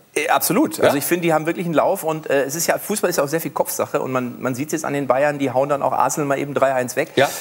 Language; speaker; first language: German; native; German